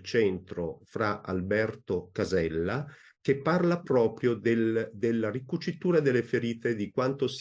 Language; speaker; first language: Italian; native; Italian